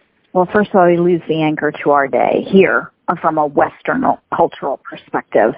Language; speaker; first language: English; native; English